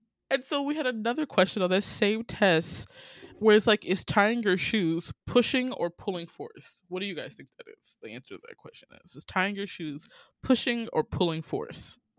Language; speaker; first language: English; native; English